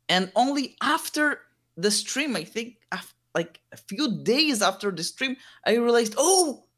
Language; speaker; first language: English; early bilingual, other home language; Hebrew